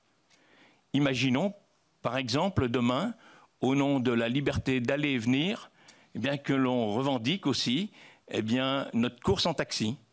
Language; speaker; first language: French; native; French